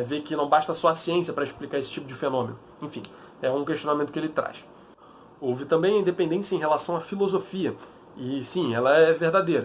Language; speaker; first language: Portuguese; native; Portuguese